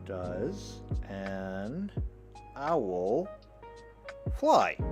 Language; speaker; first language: English; native; English